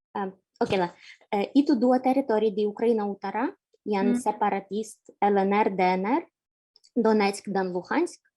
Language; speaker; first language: Indonesian; non-native, fluent; Ukrainian